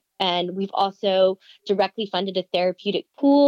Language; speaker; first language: English; native; English